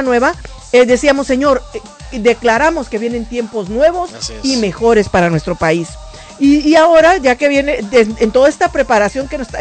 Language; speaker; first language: Spanish; native; Spanish